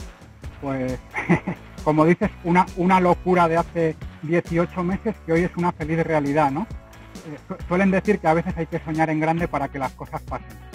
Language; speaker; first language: Spanish; native; Spanish